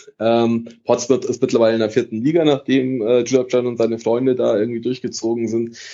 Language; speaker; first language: German; early bilingual, other home language; Italian